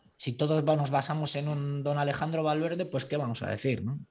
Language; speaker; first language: Spanish; native; Spanish